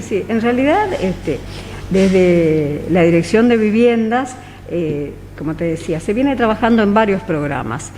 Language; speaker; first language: Spanish; native; Spanish